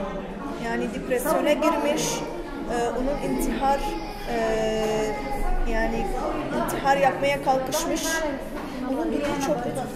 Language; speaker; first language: Turkish; non-native, local second language; Arabic